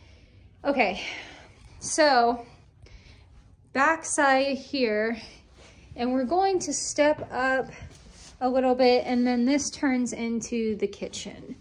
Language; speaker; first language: English; native; English